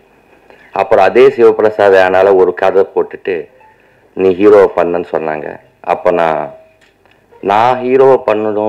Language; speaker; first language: Tamil; non-native, learner; Telugu